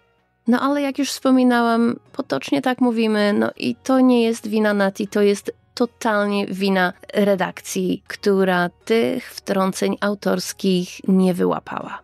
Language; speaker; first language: Polish; native; Polish